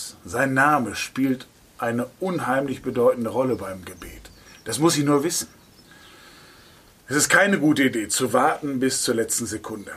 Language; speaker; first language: German; native; German